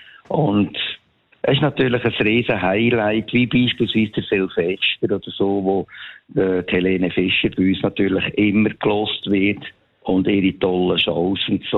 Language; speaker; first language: German; native; German